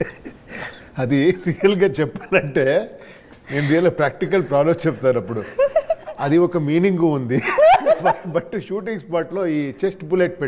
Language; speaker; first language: Telugu; non-native, local second language; Kannada